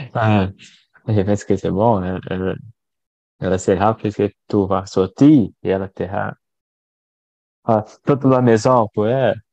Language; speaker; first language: French; non-native, learner; Portuguese